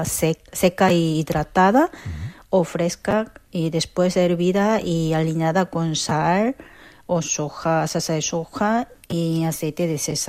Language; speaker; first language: Spanish; non-native, fluent; Korean